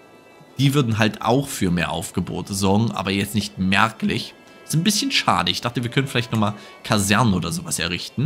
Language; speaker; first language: German; native; German